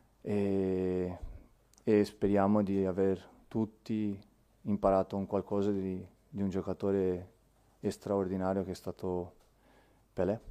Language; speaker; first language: Italian; non-native, fluent; Portuguese